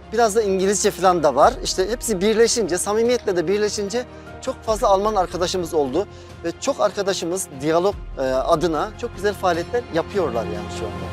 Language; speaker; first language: Turkish; native; Turkish